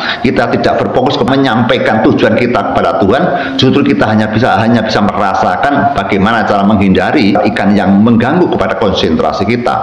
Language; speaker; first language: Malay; non-native, local second language; Javanese